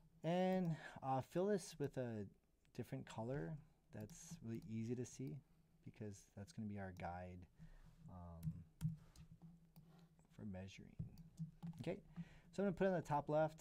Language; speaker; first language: English; native; English